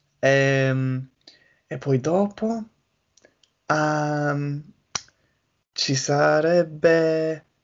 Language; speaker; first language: Italian; non-native, learner; English